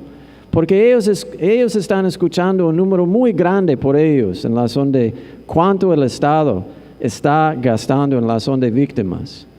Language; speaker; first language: Spanish; non-native, fluent; English